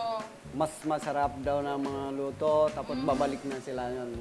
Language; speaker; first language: Filipino; non-native, learner; Vietnamese